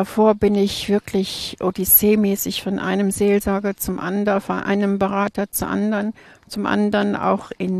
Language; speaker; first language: German; native; German